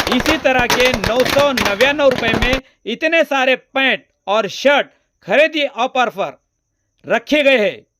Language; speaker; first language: Hindi; non-native, local second language; Marathi